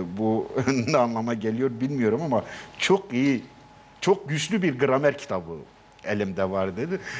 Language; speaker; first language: Turkish; non-native, local second language; Kurdish